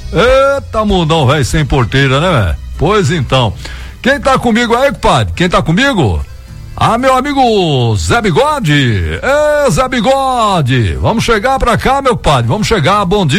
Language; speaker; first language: Portuguese; native; Portuguese